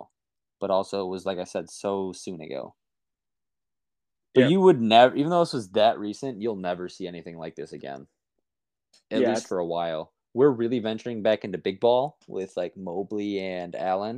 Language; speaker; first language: English; native; English